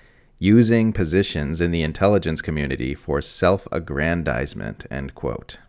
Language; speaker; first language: English; native; English